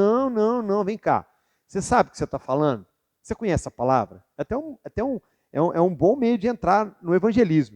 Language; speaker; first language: Portuguese; native; Portuguese